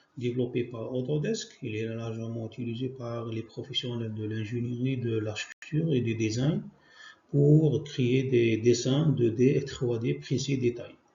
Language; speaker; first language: French; non-native, local second language; Arabic